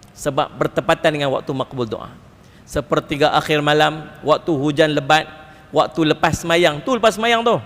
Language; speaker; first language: Malay; native; Malay